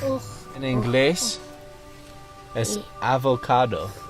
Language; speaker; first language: Spanish; non-native, learner; English